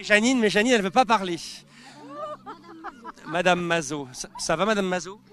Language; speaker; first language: French; native; French